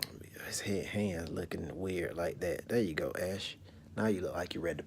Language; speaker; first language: English; native; English